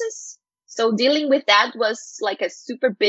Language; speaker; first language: English; non-native, fluent; Portuguese